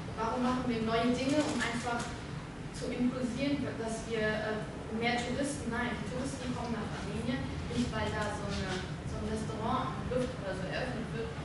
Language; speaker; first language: German; early bilingual, other home language; Armenian